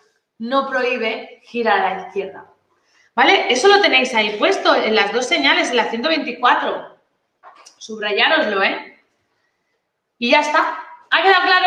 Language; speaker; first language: Spanish; native; Spanish